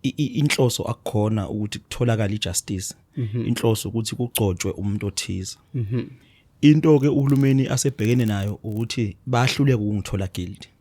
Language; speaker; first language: Zulu; native; Zulu